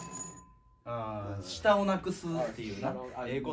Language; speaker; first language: Japanese; native; Japanese